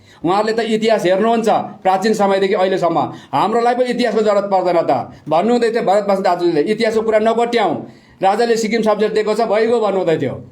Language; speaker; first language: Nepali; native; Nepali